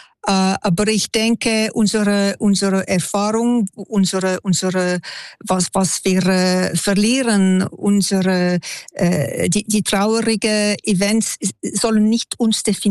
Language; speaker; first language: German; non-native, local second language; French